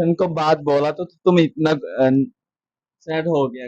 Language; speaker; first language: Hindi; non-native, learner; Bangla